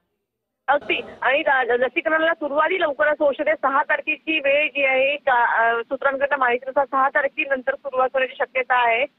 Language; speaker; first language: Marathi; native; Marathi